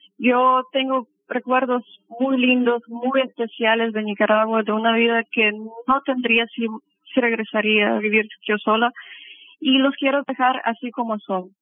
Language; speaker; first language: Spanish; early bilingual, heritage; Spanish